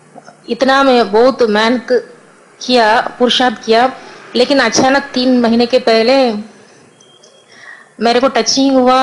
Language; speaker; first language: Hindi; non-native, local second language; Tamil